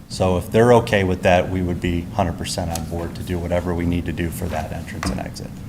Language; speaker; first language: English; native; English